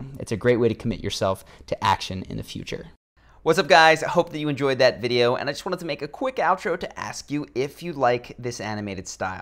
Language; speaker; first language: English; native; English